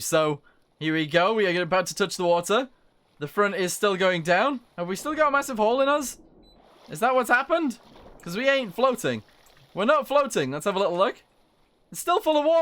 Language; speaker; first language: English; native; English